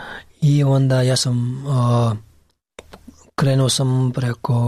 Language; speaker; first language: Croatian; non-native, learner; Pashto